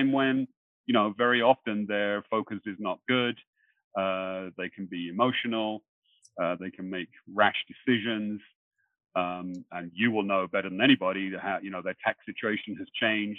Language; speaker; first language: English; native; English